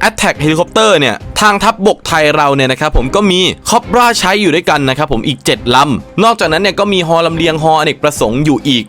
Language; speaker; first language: Thai; native; Thai